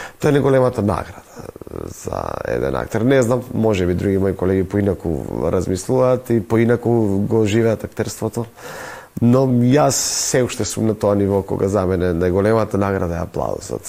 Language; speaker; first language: Macedonian; native; Macedonian